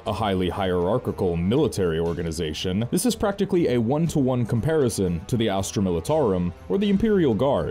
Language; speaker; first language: English; native; English